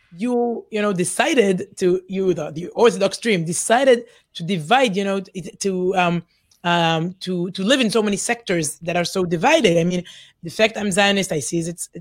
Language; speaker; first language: English; non-native, fluent; Hebrew